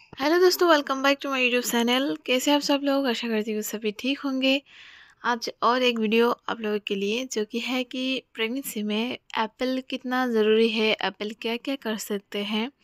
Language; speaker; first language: Hindi; non-native, local second language; Bangla